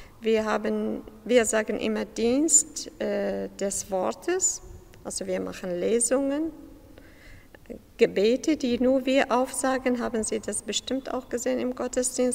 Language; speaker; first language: German; non-native, fluent; Syriac